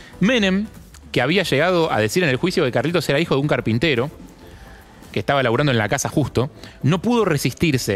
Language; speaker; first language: Spanish; native; Spanish